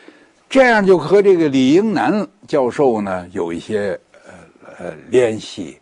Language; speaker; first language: Chinese; native; Chinese